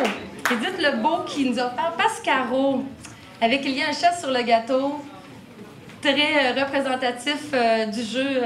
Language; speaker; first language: French; native; French